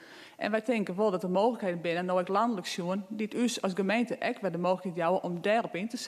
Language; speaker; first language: Dutch; non-native, local second language; Western Frisian